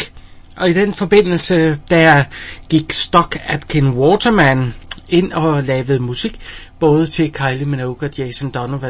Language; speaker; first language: Danish; native; Danish